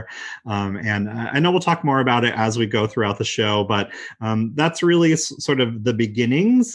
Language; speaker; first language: English; native; English